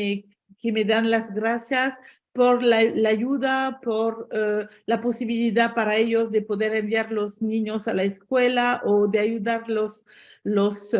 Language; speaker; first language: Spanish; non-native, fluent; French